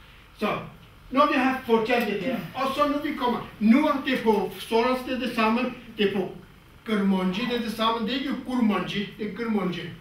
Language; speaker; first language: Danish; non-native, fluent; Kurdish